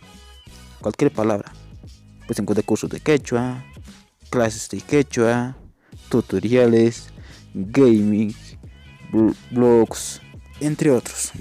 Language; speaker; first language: Spanish; non-native, local second language; Quechua